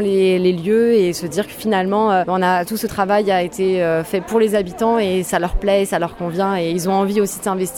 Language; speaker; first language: French; native; French